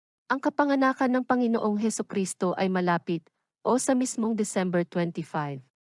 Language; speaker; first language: Filipino; native; Filipino